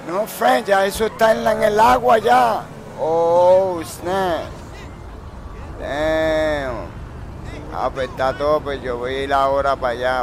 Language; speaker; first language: Spanish; early bilingual, heritage; Spanish